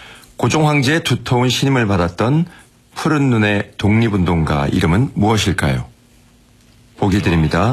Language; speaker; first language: Korean; native; Korean